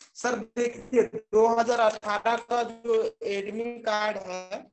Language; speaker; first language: Hindi; native; Hindi